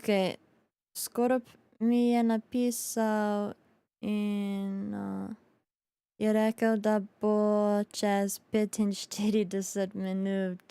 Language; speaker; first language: Slovenian; early bilingual, heritage; Slovenian